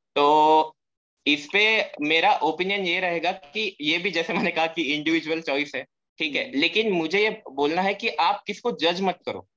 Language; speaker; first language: Hindi; non-native, local second language; Marathi